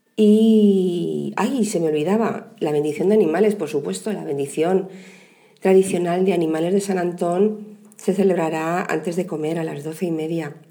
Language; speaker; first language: Spanish; native; Spanish